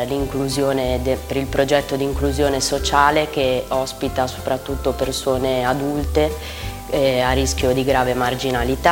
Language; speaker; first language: Italian; native; Italian